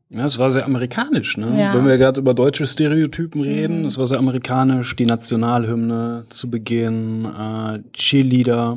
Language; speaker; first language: German; native; German